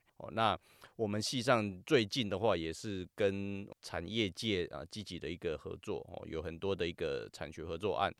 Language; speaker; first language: Chinese; native; Chinese